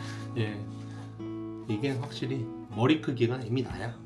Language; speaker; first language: Korean; native; Korean